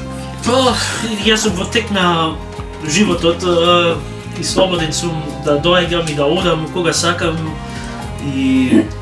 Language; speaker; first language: Macedonian; early bilingual, heritage; Macedonian